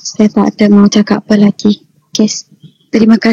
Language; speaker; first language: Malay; non-native, local second language; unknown